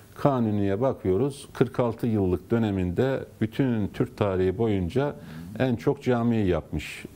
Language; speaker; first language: Turkish; native; Turkish